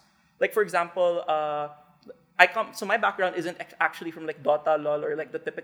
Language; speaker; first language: English; non-native, local second language; Hiligaynon